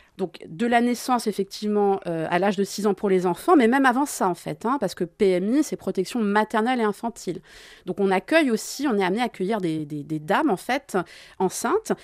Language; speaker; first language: French; native; French